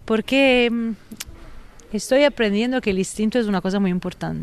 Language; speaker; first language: Spanish; non-native, fluent; Italian